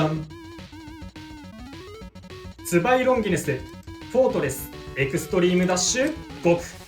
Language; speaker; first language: Japanese; native; Japanese